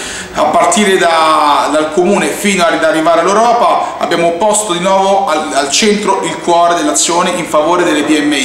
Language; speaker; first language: Italian; native; Italian